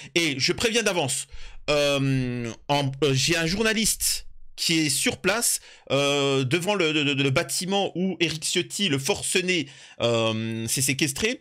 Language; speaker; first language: French; native; French